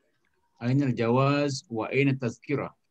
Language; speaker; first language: Arabic; non-native, learner; Indonesian